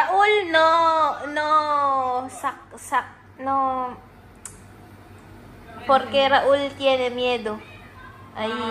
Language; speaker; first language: Spanish; non-native, learner; Filipino